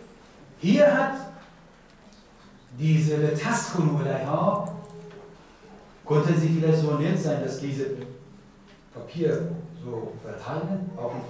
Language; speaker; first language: German; non-native, learner; Persian